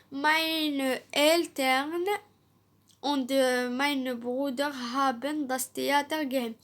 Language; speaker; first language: German; non-native, learner; Arabic